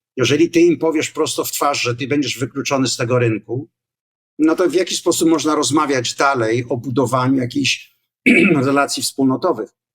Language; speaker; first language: Polish; native; Polish